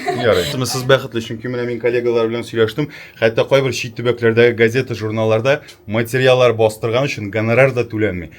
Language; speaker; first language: Tatar; native; Tatar